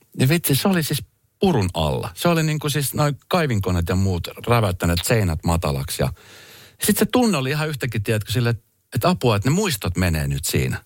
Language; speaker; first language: Finnish; early bilingual, other home language; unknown